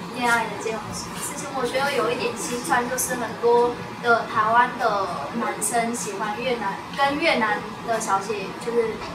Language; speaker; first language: Chinese; non-native, fluent; Vietnamese